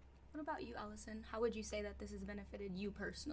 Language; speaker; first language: English; native; English